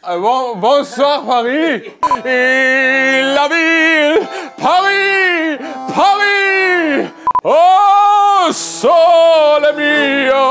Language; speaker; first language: French; non-native, learner; German